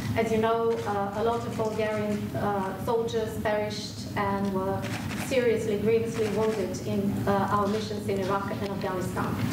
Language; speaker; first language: English; non-native, fluent; Bulgarian